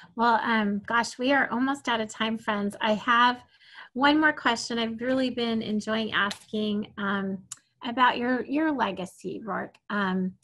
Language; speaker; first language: English; native; English